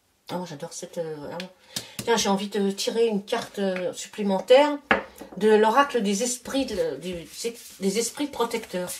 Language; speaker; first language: French; native; French